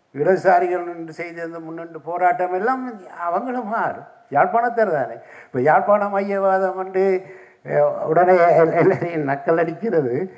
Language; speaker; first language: Tamil; native; Tamil